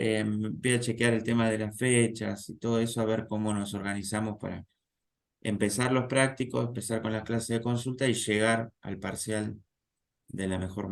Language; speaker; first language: Spanish; native; Spanish